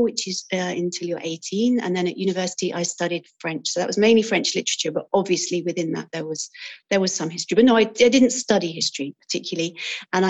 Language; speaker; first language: English; native; English